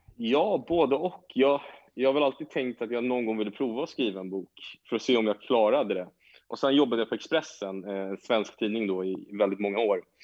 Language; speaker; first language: Swedish; native; Swedish